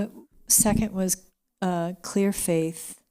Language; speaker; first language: English; native; English